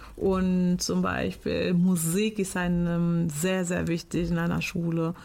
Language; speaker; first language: German; non-native, fluent; Portuguese